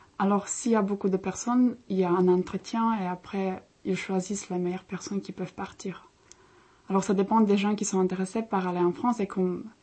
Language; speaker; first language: French; non-native, fluent; Czech